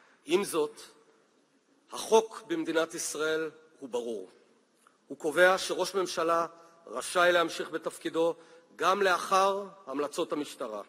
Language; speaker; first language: Hebrew; native; Hebrew